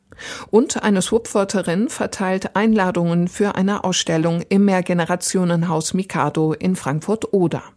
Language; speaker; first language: German; native; German